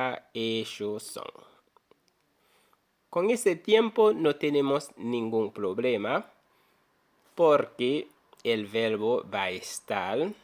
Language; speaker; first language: Spanish; non-native, fluent; Haitian Creole